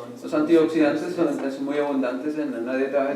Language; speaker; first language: Spanish; native; Spanish